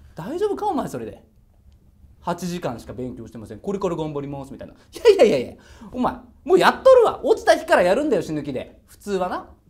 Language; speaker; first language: Japanese; native; Japanese